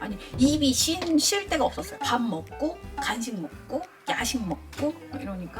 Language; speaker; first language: Korean; native; Korean